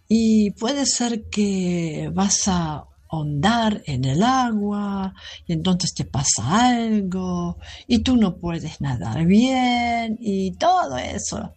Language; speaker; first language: Spanish; non-native, fluent; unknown